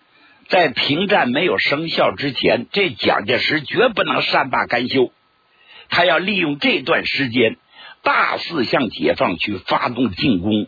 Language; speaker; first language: Chinese; native; Chinese